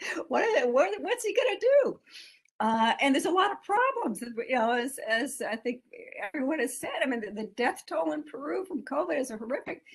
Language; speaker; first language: English; native; English